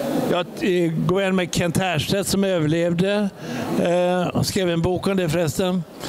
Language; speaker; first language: Swedish; native; Swedish